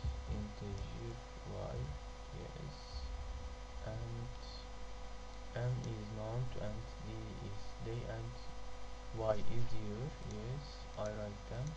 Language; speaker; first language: English; non-native, learner; Turkish